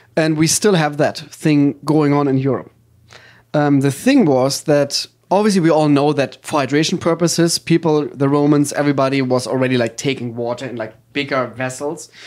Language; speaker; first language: English; non-native, fluent; German